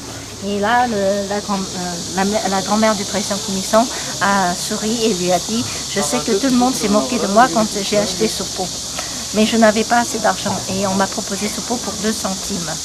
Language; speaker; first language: French; non-native, fluent; Korean